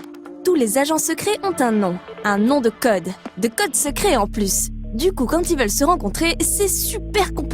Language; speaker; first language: French; native; French